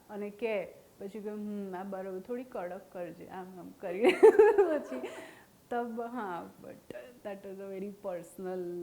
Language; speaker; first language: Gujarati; non-native, local second language; Hindi